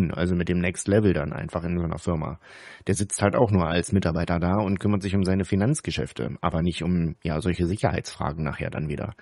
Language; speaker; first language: German; native; German